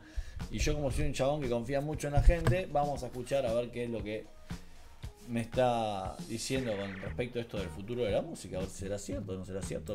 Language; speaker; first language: Spanish; native; Spanish